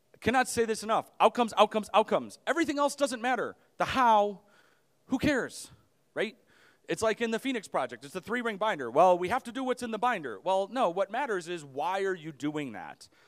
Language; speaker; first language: English; native; English